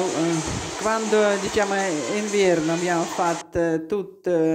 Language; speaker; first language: Italian; non-native, learner; Russian